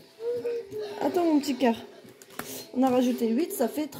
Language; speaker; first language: French; native; French